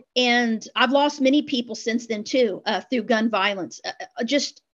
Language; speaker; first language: English; native; English